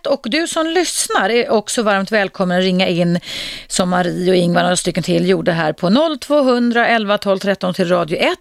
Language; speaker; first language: Swedish; native; Swedish